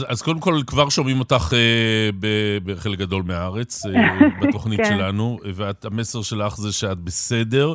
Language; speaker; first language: Hebrew; native; Hebrew